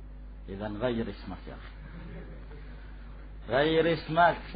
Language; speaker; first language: Arabic; non-native, fluent; Indonesian